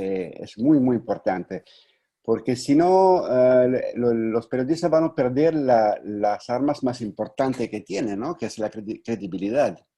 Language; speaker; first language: Spanish; non-native, fluent; Italian